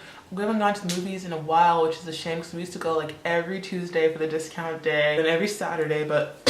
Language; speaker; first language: English; early bilingual, other home language; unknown